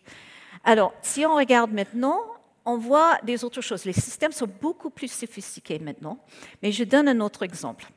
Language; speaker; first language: French; non-native, fluent; English